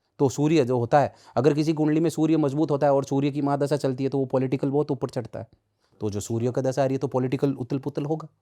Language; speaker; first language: Hindi; native; Hindi